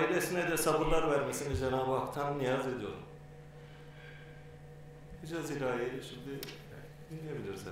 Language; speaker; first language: Turkish; native; Turkish